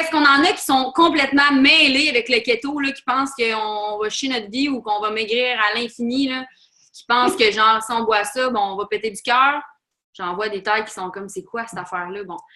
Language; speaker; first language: French; native; French